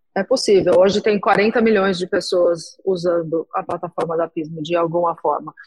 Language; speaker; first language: Portuguese; native; Portuguese